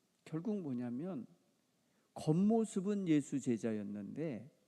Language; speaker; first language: Korean; native; Korean